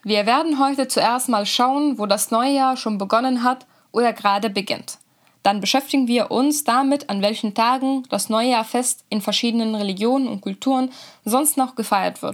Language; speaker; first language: German; native; German